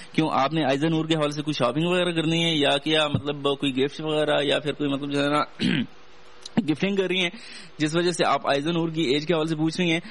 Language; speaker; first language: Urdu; non-native, local second language; Pashto